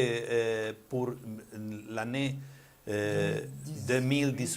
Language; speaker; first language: French; non-native, learner; Spanish